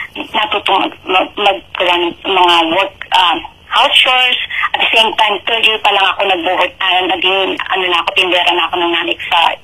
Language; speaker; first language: Filipino; native; Filipino